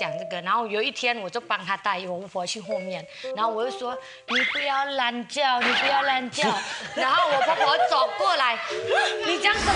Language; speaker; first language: Chinese; non-native, fluent; Thai